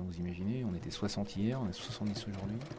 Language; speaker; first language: French; native; French